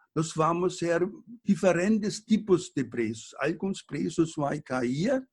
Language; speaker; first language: Portuguese; non-native, fluent; German